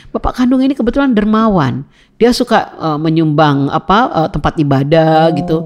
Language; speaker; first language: Indonesian; native; Indonesian